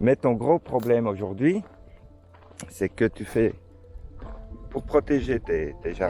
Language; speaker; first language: French; native; French